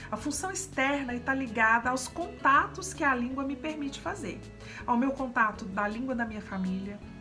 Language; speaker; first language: Portuguese; native; Portuguese